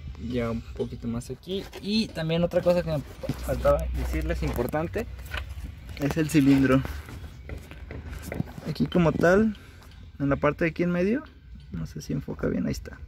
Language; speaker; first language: Spanish; native; Spanish